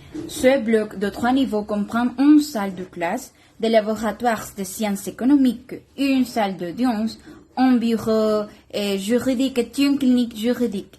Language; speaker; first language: French; non-native, learner; Spanish